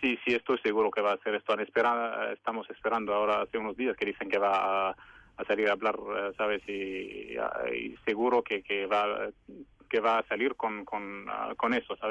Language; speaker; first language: Spanish; non-native, fluent; Arabic